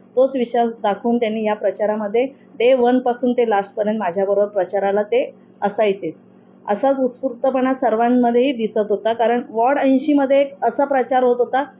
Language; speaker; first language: Marathi; native; Marathi